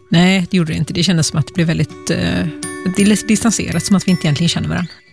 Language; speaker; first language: Swedish; native; Swedish